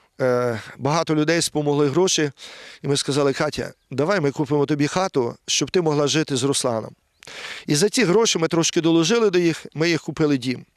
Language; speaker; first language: Ukrainian; native; Ukrainian